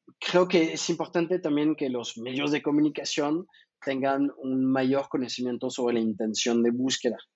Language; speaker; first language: Spanish; non-native, fluent; French